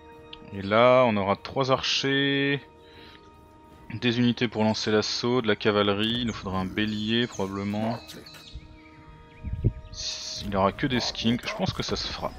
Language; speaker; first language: French; native; French